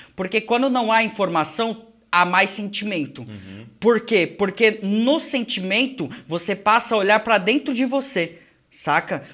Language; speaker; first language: Portuguese; native; Portuguese